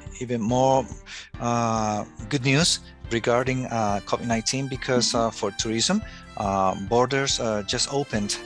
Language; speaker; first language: English; non-native, fluent; Spanish